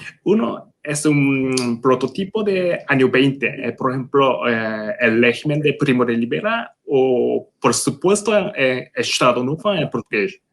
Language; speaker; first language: Spanish; non-native, learner; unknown